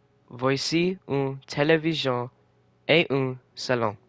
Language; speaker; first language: French; non-native, learner; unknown